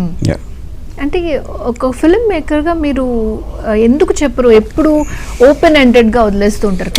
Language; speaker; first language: Telugu; native; Telugu